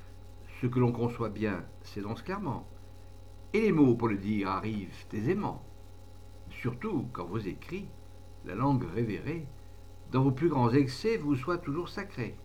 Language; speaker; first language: French; native; French